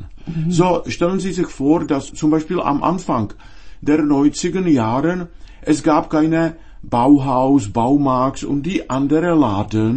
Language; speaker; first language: German; non-native, fluent; Czech